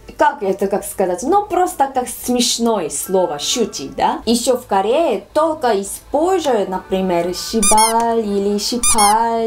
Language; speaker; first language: Russian; non-native, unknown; Korean